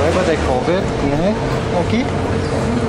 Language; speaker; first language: Spanish; non-native, learner; English